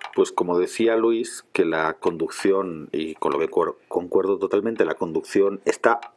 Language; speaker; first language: Spanish; native; Spanish